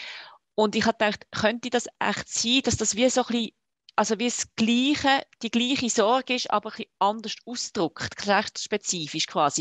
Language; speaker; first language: German; native; German